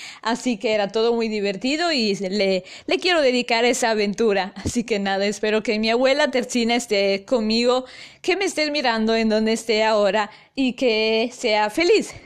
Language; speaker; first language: Spanish; non-native, fluent; Italian